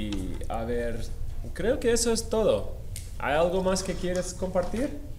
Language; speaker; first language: Spanish; non-native, fluent; English